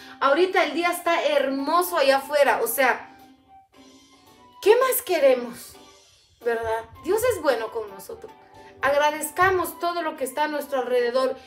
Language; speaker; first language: Spanish; non-native, fluent; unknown